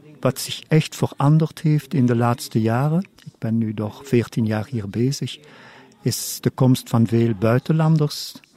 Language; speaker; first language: Dutch; non-native, local second language; German